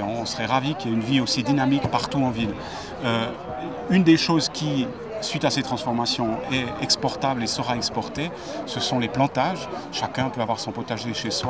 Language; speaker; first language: French; native; French